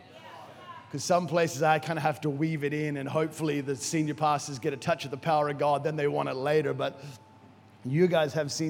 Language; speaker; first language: English; native; English